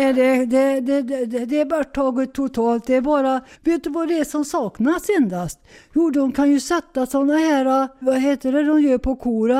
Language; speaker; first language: Swedish; native; Swedish